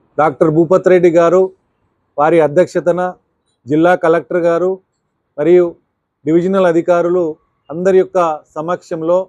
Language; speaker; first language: Telugu; non-native, local second language; Lambadi